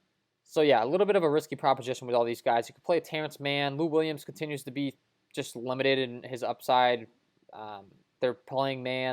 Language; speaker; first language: English; native; English